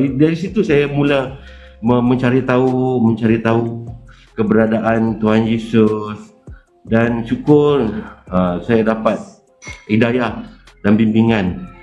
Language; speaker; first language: Malay; native; Malay